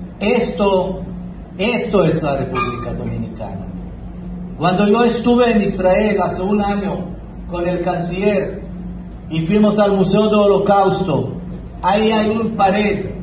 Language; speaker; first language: Spanish; non-native, fluent; Hebrew